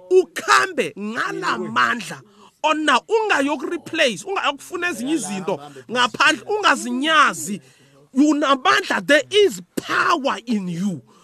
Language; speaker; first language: Zulu; non-native, local second language; South Ndebele